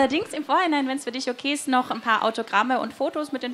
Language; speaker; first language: German; native; German